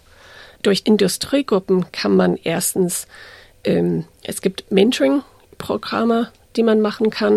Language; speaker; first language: German; non-native, fluent; English